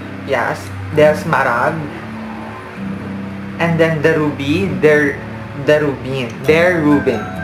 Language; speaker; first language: English; non-native, local second language; Filipino